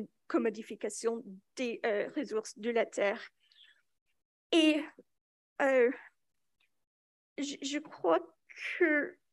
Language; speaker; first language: French; non-native, local second language; English